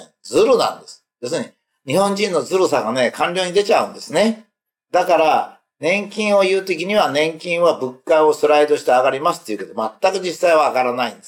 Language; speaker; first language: Japanese; native; Japanese